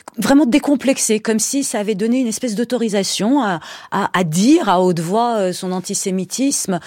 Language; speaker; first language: French; early bilingual, other home language; Persian